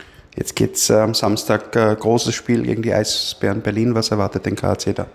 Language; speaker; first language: German; native; German